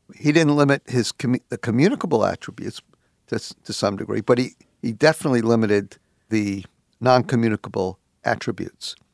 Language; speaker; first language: English; native; English